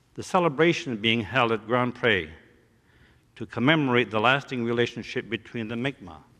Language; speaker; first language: English; early bilingual, other home language; French